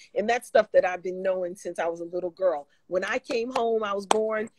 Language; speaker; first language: English; native; English